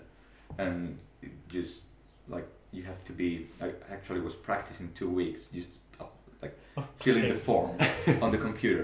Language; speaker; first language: English; non-native, fluent; Spanish